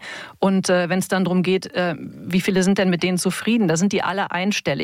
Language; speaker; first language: German; native; German